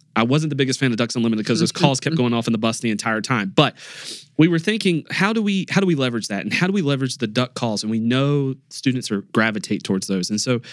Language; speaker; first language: English; native; English